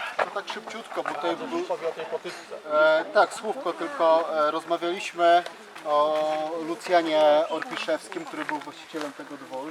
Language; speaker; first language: Polish; native; Polish